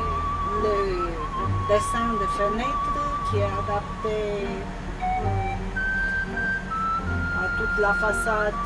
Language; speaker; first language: French; non-native, fluent; Romanian